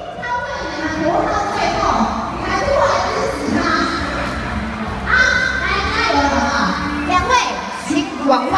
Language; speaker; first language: Chinese; native; Chinese